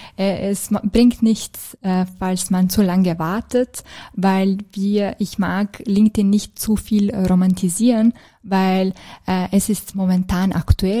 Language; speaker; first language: German; non-native, fluent; Serbian